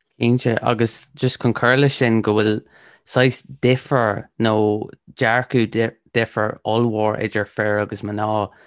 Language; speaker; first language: Irish; non-native, local second language; English